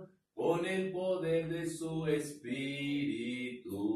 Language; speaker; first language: Spanish; native; Spanish